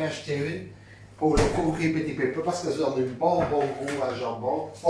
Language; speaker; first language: French; non-native, fluent; Spanish